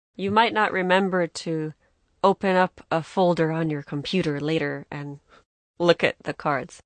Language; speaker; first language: English; native; English